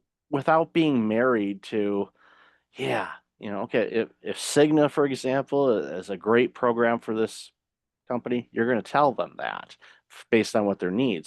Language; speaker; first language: English; native; English